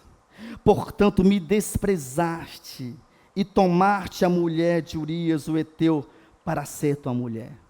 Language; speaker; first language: Portuguese; native; Portuguese